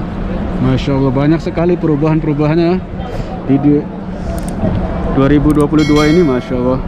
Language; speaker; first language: Indonesian; non-native, local second language; Javanese